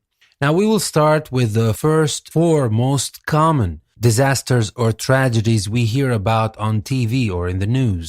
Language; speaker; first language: English; non-native, fluent; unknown